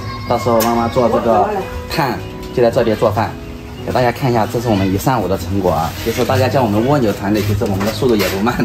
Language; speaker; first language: Chinese; native; Chinese